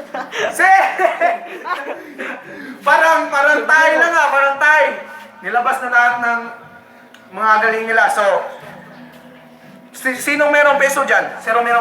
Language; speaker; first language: Filipino; non-native, local second language; Cebuano